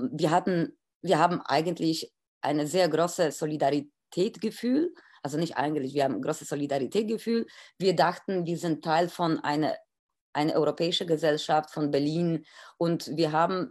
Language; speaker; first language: German; non-native, fluent; Polish